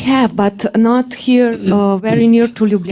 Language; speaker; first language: English; non-native, learner; Slovenian